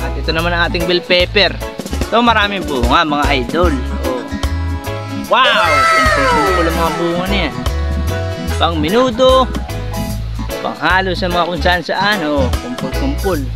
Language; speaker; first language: Filipino; native; Filipino